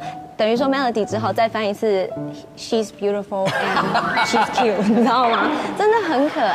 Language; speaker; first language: Chinese; native; Chinese